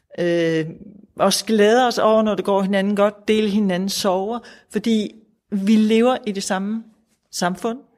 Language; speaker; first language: Danish; native; Danish